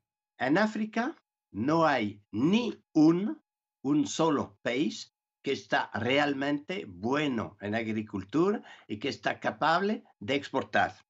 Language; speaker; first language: Spanish; non-native, fluent; French